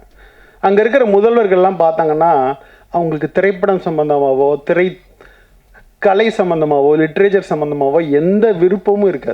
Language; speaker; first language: Tamil; native; Tamil